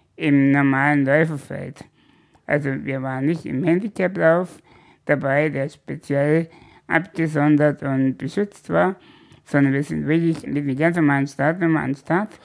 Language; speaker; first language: German; native; German